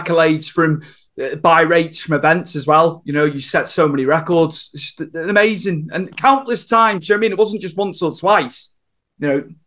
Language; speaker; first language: English; native; English